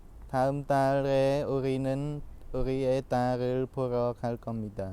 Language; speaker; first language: Korean; non-native, fluent; Khmer